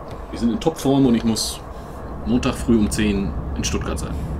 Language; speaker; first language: German; native; German